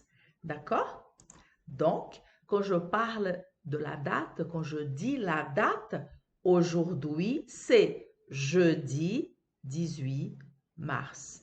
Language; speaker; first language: French; non-native, fluent; Portuguese